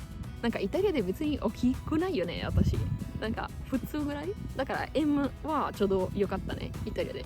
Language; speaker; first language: Japanese; non-native, fluent; Italian